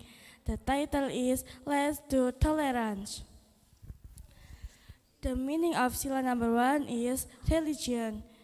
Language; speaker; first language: English; non-native, learner; Indonesian